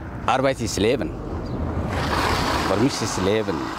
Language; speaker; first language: German; non-native, learner; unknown